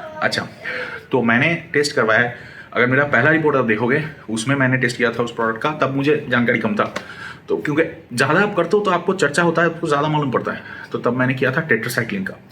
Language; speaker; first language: Hindi; non-native, local second language; Bangla